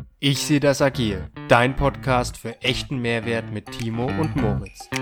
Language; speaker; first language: German; native; German